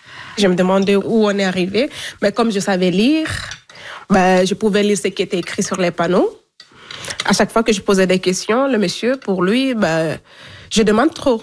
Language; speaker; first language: French; non-native, local second language; Fula